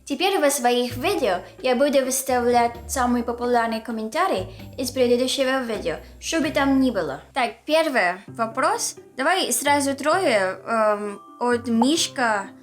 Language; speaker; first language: Russian; non-native, learner; Filipino